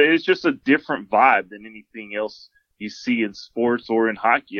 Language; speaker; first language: English; native; English